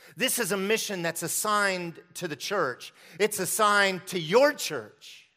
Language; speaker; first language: English; early bilingual, other home language; Hungarian